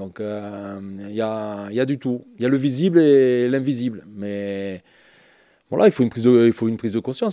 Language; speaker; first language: French; native; French